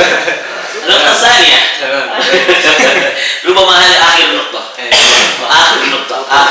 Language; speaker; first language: Arabic; non-native, fluent; Indonesian